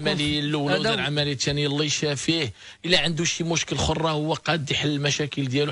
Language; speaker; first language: Arabic; native; Arabic